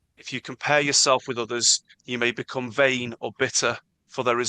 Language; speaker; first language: English; non-native, local second language; Welsh